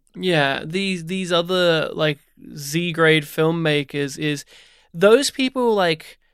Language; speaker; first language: English; native; English